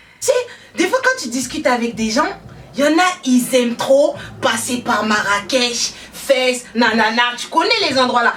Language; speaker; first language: French; early bilingual, other home language; Fula